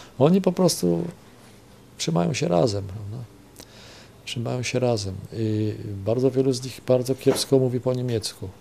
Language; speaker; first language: Polish; non-native, local second language; German